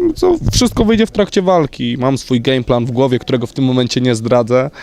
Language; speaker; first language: Polish; native; Polish